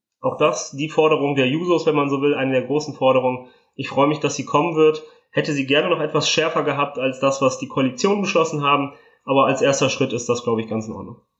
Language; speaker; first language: German; early bilingual, other home language; Italian